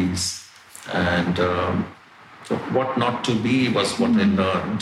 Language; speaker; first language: English; non-native, local second language; Telugu